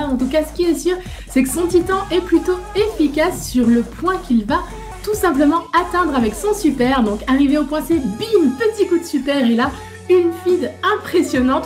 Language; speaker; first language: French; native; French